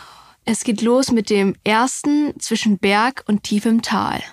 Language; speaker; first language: German; native; German